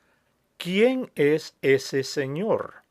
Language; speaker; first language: Spanish; non-native, fluent; English